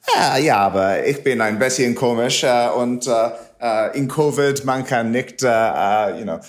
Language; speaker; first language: German; non-native, learner; English